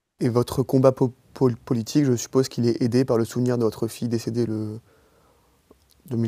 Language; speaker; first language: French; native; French